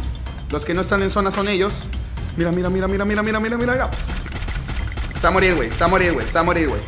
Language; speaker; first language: Spanish; native; Spanish